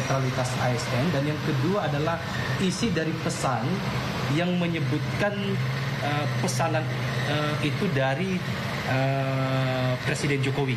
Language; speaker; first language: Indonesian; native; Indonesian